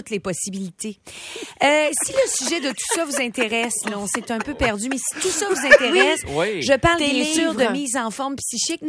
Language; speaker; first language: French; native; French